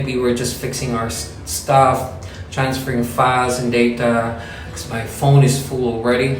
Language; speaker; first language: English; non-native, local second language; Filipino